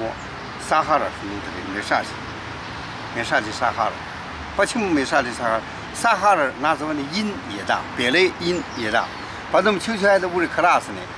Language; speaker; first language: Russian; non-native, learner; Chinese